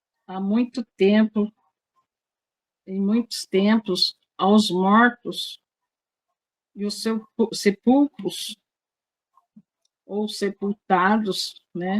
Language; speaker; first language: Portuguese; native; Portuguese